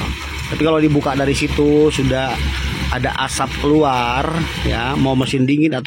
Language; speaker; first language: Indonesian; native; Indonesian